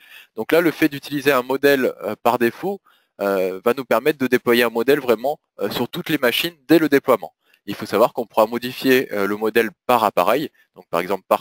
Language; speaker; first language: French; native; French